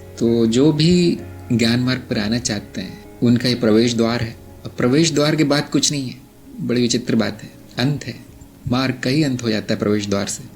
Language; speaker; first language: Hindi; non-native, local second language; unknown